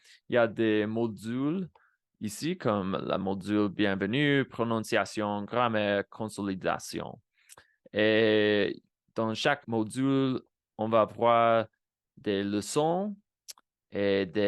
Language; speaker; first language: French; non-native, fluent; Spanish